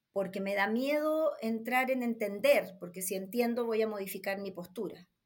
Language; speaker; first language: Spanish; native; Spanish